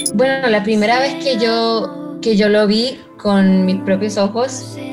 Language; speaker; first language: Spanish; early bilingual, heritage; Spanish